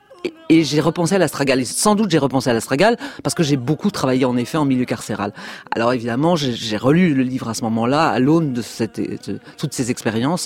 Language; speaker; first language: French; native; French